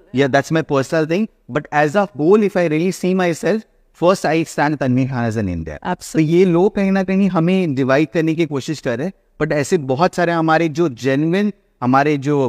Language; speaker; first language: Hindi; native; Hindi